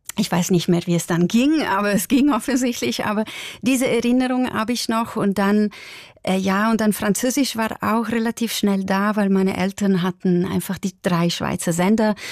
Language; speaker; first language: German; non-native, local second language; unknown